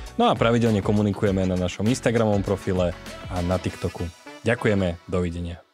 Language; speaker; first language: Slovak; native; Slovak